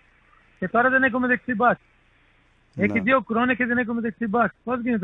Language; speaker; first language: Greek; non-native, learner; Portuguese